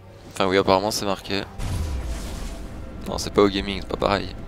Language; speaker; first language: French; native; French